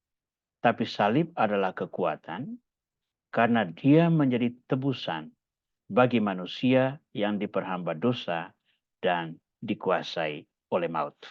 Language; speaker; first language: Indonesian; native; Indonesian